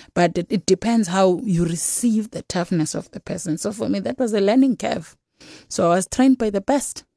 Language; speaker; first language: English; non-native, local second language; Xhosa